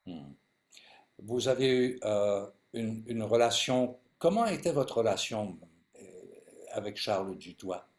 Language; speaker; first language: French; native; French